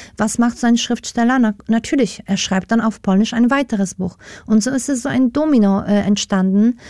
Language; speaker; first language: German; non-native, fluent; Polish